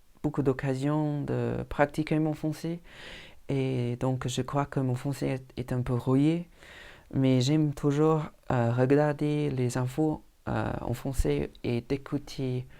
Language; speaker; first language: French; non-native, fluent; English